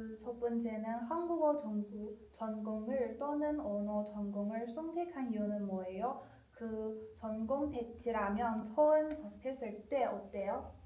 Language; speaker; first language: Korean; non-native, learner; Chinese